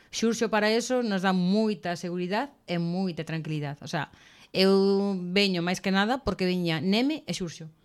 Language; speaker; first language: Galician; non-native, local second language; Spanish